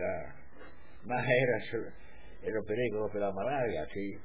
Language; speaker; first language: Italian; non-native, local second language; Friulian